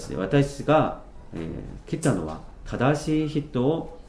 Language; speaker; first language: Japanese; non-native, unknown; Korean